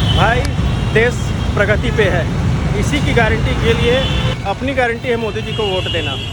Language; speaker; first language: Hindi; native; Hindi